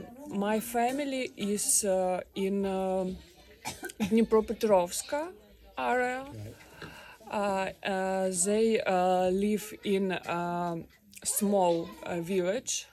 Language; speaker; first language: English; non-native, learner; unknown